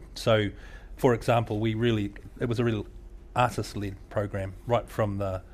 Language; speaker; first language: English; native; English